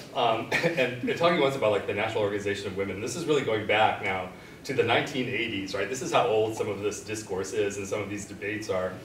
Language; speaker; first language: English; native; English